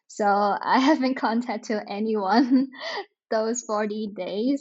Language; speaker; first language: English; non-native, local second language; Cantonese